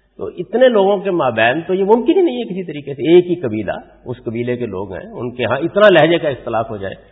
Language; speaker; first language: Urdu; non-native, local second language; Punjabi